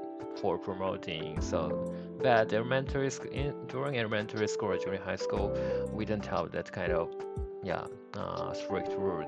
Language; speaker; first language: English; non-native, learner; Japanese